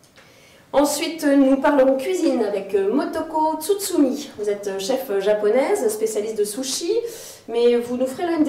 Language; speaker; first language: French; native; French